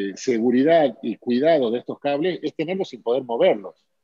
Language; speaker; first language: Spanish; native; Spanish